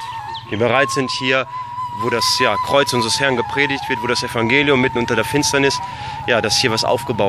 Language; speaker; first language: German; native; German